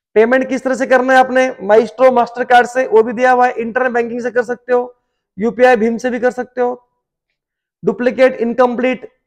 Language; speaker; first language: Hindi; non-native, local second language; Marathi